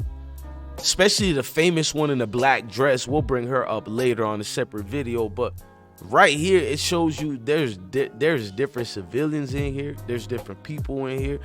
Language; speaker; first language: English; native; English